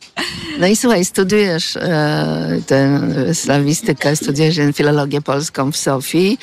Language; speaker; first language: Polish; native; Polish